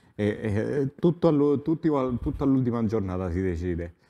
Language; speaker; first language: Italian; native; Italian